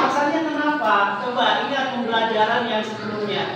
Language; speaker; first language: Indonesian; native; Indonesian